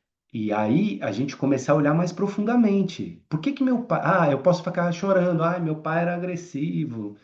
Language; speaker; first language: Portuguese; native; Portuguese